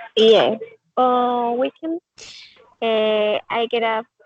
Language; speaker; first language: English; non-native, learner; Spanish